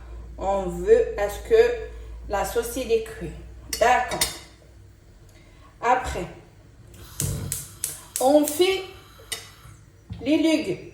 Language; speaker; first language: French; non-native, local second language; Arabic